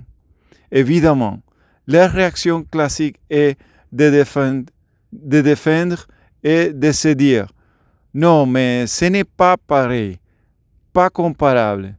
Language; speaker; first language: French; non-native, learner; Spanish